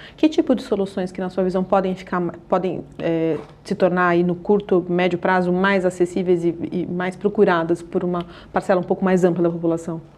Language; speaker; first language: Portuguese; native; Portuguese